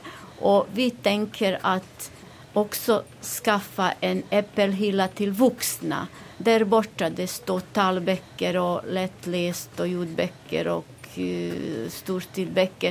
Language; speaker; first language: Swedish; non-native, fluent; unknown